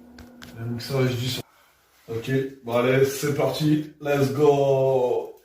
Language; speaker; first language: French; native; French